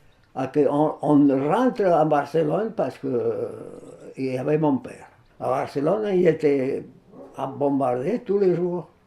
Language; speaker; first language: French; non-native, fluent; Spanish